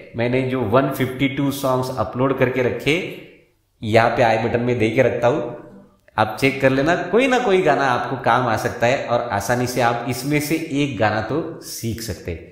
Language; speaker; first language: Hindi; non-native, local second language; Marathi